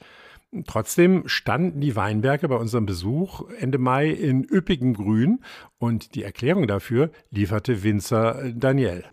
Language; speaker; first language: German; native; German